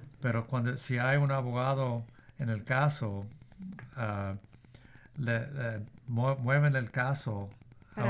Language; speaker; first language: Spanish; early bilingual, heritage; Spanish